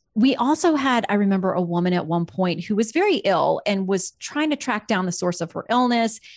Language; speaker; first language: English; native; English